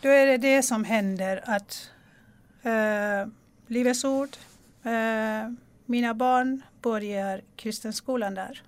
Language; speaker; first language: Swedish; non-native, local second language; Persian